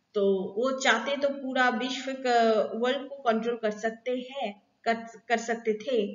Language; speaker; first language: Hindi; non-native, local second language; Bangla